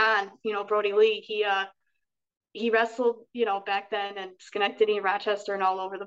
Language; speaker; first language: English; native; English